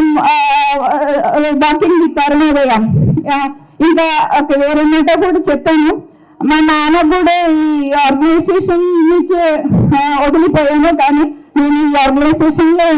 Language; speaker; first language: Telugu; non-native, learner; Malayalam